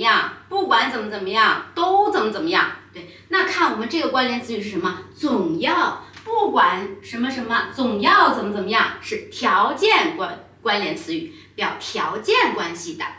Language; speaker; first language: Chinese; native; Chinese